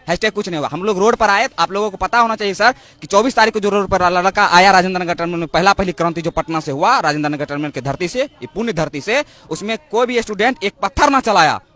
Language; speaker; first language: Hindi; native; Hindi